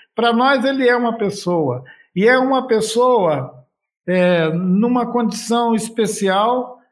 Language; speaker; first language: Portuguese; native; Portuguese